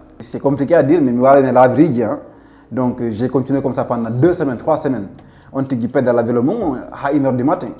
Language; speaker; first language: French; non-native, local second language; Fula